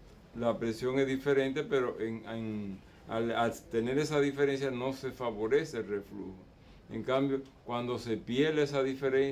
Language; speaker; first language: Spanish; native; Spanish